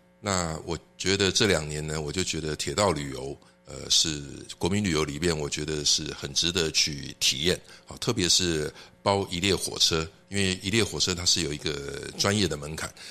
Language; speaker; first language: Chinese; native; Chinese